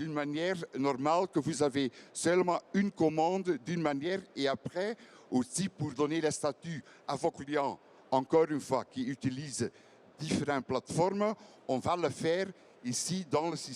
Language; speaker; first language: French; non-native, fluent; Dutch